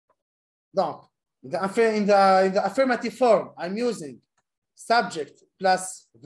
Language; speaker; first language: English; non-native, fluent; Arabic